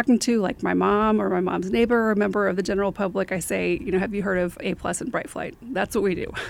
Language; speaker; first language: English; native; English